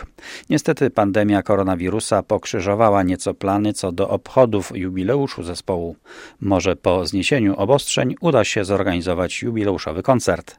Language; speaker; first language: Polish; native; Polish